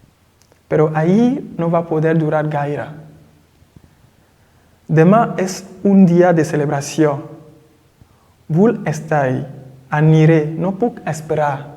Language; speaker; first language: Catalan; non-native, fluent; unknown